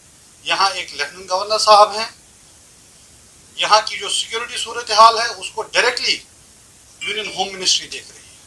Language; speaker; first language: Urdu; non-native, local second language; Kashmiri